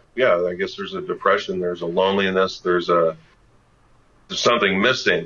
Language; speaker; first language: English; native; English